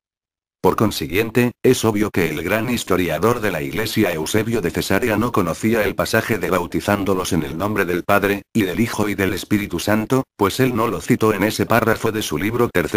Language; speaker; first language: Spanish; native; Spanish